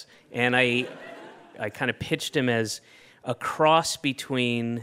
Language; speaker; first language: English; native; English